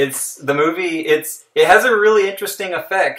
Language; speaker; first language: English; native; English